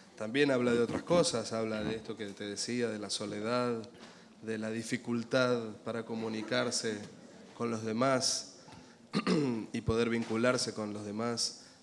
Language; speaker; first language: Spanish; native; Spanish